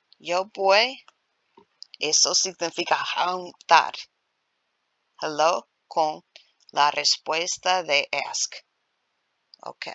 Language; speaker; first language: Spanish; non-native, learner; English